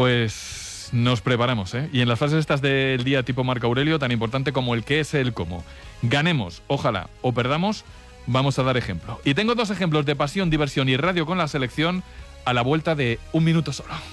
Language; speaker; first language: Spanish; native; Spanish